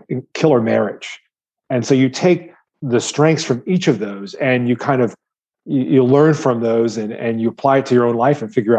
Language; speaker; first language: English; native; English